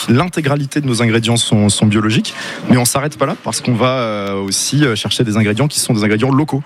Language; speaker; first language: French; native; French